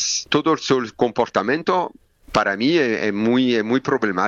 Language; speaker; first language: Spanish; non-native, learner; French